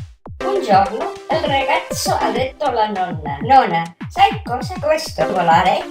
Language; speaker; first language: Italian; non-native, learner; Catalan